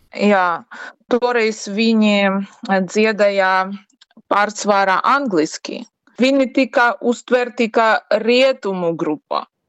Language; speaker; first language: Latvian; non-native, learner; Ukrainian